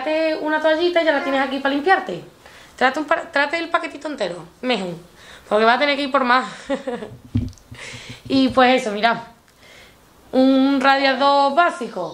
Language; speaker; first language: Spanish; native; Spanish